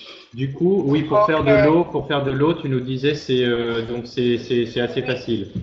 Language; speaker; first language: French; native; French